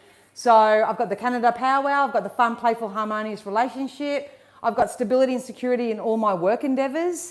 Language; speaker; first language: English; native; English